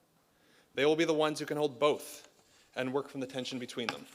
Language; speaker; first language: English; native; English